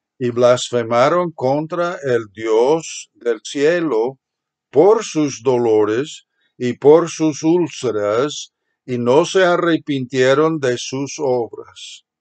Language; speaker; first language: Spanish; non-native, fluent; English